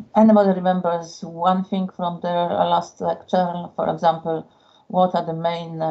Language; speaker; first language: English; non-native, fluent; Polish